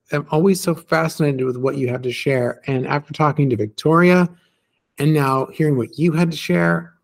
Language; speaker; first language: English; native; English